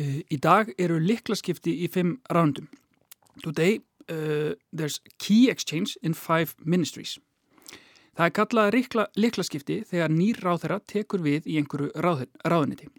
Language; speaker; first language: Icelandic; native; Icelandic